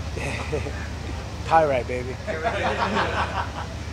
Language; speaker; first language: English; native; English